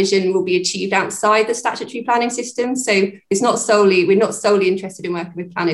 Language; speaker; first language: English; native; English